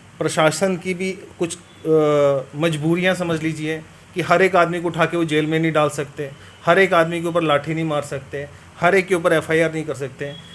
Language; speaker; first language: Hindi; non-native, local second language; Dogri